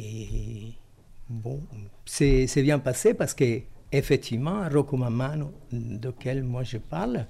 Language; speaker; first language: French; non-native, fluent; Italian